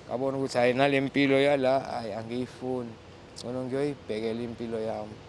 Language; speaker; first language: Zulu; native; Zulu